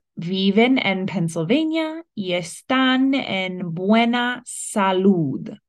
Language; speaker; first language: Spanish; non-native, fluent; English